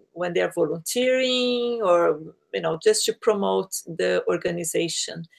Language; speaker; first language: English; non-native, fluent; Portuguese